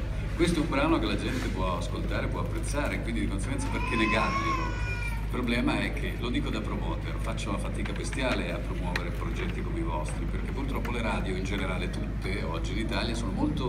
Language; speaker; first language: Italian; native; Italian